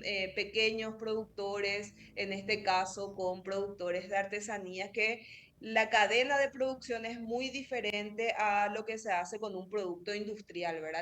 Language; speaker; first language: Spanish; native; Spanish